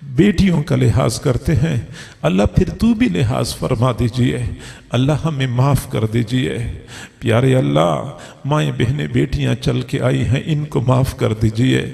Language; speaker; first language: Urdu; non-native, local second language; Punjabi